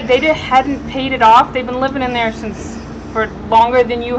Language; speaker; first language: English; native; English